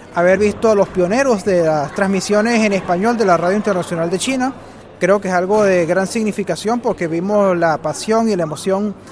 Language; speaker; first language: Spanish; native; Spanish